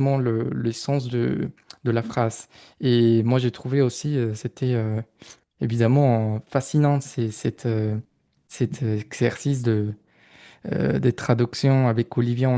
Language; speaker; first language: French; non-native, fluent; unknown